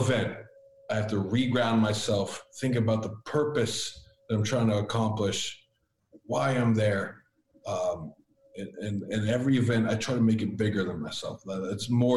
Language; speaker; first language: English; early bilingual, other home language; Latvian